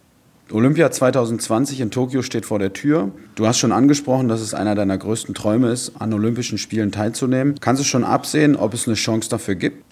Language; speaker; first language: German; native; German